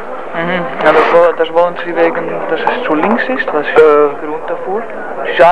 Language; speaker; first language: German; non-native, learner; Dutch